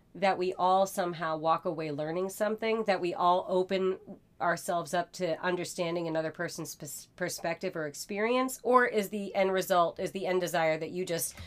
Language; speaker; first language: English; native; English